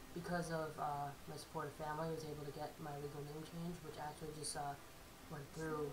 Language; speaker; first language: English; native; English